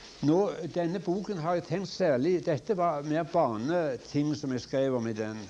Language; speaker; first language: Norwegian; native; Norwegian